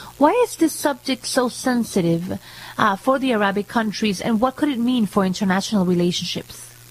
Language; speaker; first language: English; non-native, fluent; Spanish